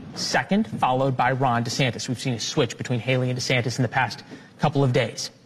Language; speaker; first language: English; native; English